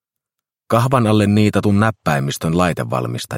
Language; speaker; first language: Finnish; native; Finnish